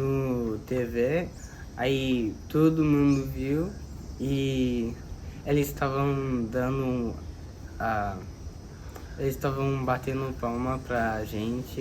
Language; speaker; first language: Portuguese; early bilingual, other home language; English